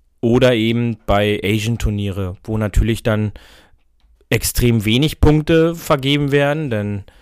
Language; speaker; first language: German; native; German